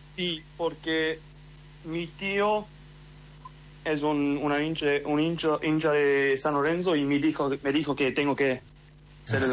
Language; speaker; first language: Spanish; early bilingual, heritage; English